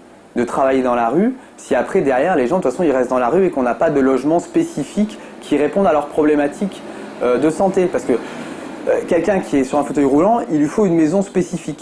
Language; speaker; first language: French; native; French